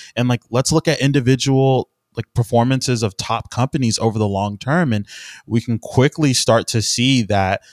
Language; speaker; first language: English; native; English